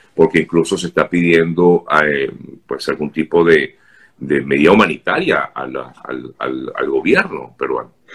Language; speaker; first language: Spanish; native; Spanish